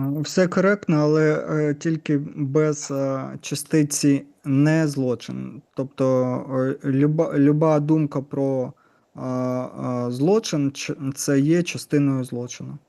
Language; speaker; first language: Ukrainian; non-native, learner; Russian